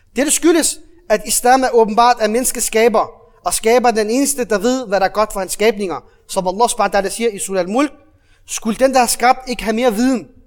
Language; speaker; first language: Danish; early bilingual, other home language; Arabic